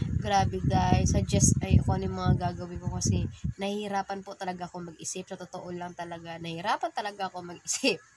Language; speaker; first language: Filipino; non-native, local second language; Bikol